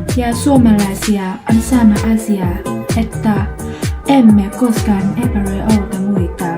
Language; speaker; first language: Finnish; non-native, learner; Vietnamese